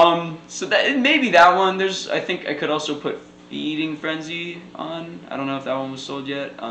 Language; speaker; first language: English; native; English